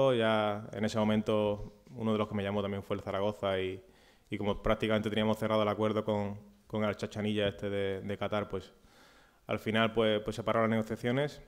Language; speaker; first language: Spanish; native; Spanish